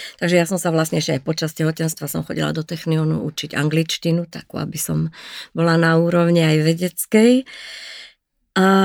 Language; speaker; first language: Slovak; native; Slovak